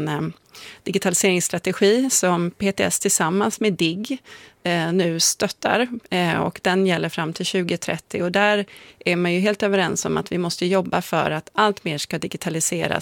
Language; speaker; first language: Swedish; native; Swedish